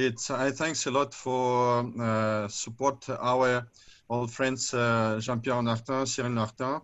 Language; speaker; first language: English; non-native, learner; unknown